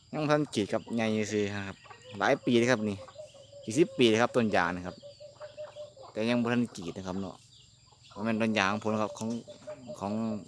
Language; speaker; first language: Thai; native; Thai